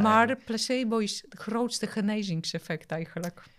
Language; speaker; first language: Dutch; non-native, fluent; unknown